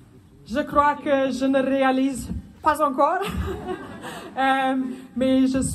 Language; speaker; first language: French; non-native, fluent; Afrikaans